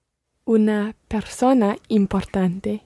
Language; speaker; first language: Spanish; non-native, learner; English